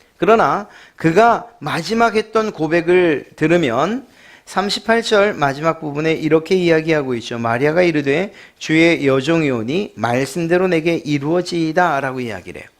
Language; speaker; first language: Korean; native; Korean